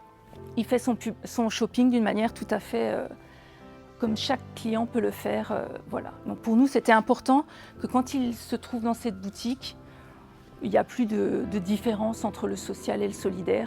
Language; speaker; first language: French; native; French